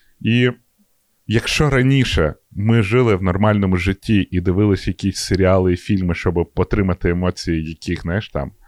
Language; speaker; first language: Ukrainian; non-native, local second language; Russian